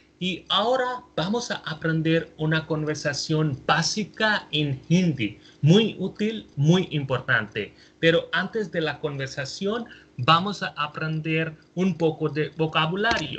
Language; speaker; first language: Spanish; non-native, fluent; Hindi